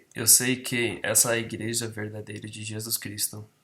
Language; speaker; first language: Portuguese; non-native, fluent; English